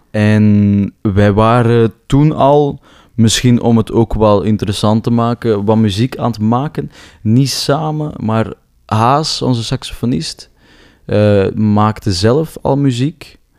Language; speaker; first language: Dutch; native; Dutch